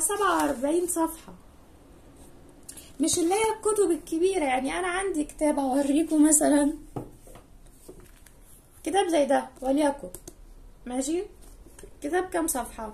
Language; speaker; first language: Arabic; native; Arabic